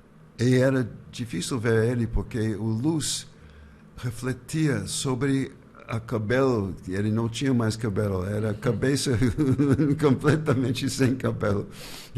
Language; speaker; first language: Portuguese; non-native, fluent; English